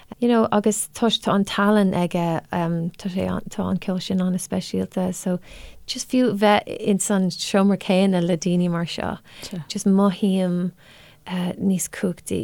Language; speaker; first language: Irish; non-native, local second language; English